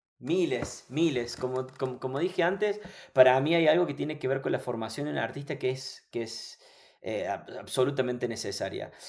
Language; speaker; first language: Spanish; native; Spanish